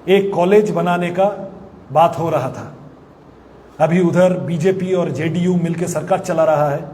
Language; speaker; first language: Hindi; non-native, local second language; Bangla